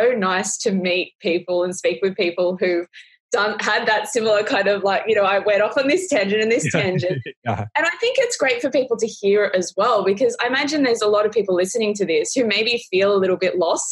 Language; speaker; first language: English; native; English